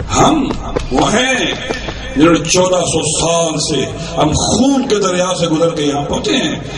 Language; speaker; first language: Urdu; non-native, local second language; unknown